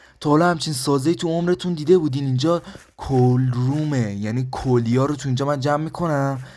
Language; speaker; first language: Persian; early bilingual, heritage; Persian